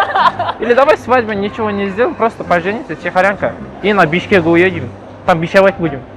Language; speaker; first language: Russian; non-native, local second language; Kazakh